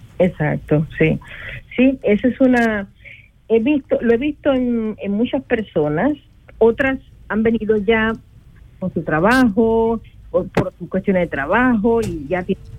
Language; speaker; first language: Spanish; native; Spanish